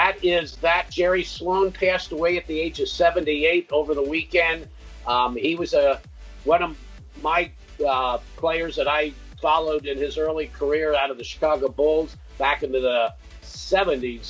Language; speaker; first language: English; native; English